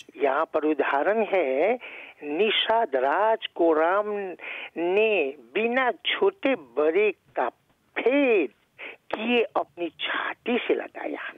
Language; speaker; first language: Hindi; non-native, local second language; Morisyen